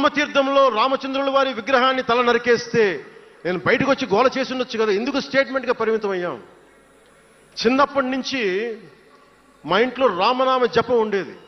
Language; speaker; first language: Telugu; native; Telugu